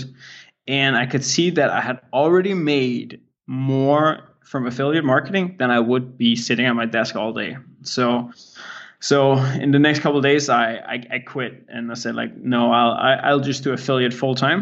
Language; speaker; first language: English; non-native, fluent; Danish